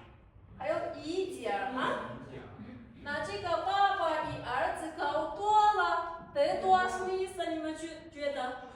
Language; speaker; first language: Chinese; non-native, fluent; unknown